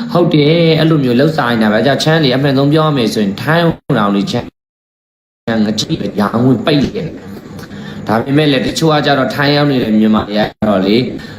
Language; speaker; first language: Burmese; native; Burmese